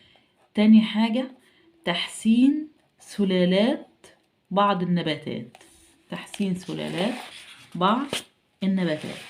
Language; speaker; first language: Arabic; native; Arabic